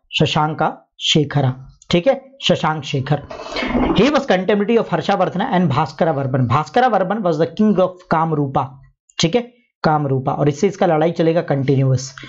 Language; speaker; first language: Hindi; non-native, local second language; Urdu